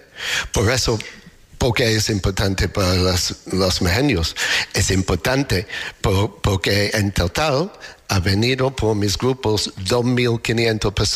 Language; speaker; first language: Spanish; non-native, learner; English